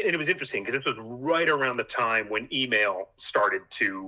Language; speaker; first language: English; native; English